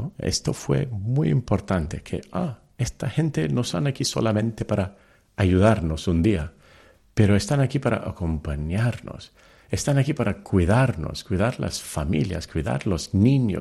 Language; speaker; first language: Spanish; early bilingual, heritage; Telugu